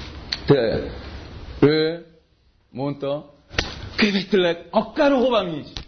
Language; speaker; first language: Hungarian; non-native, learner; Korean